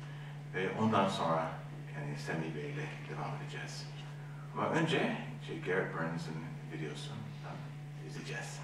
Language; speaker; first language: Turkish; non-native, learner; English